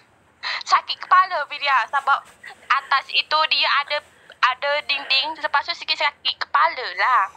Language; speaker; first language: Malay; non-native, learner; Vietnamese